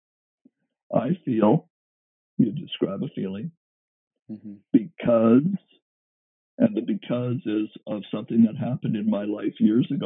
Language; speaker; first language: English; native; English